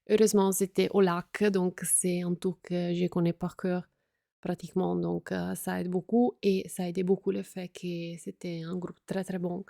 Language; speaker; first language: French; non-native, fluent; Italian